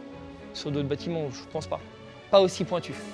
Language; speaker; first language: French; native; French